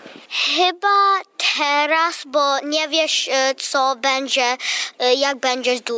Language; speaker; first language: Polish; early bilingual, heritage; Polish